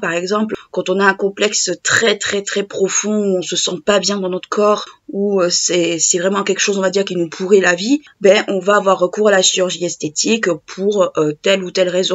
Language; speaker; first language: French; native; French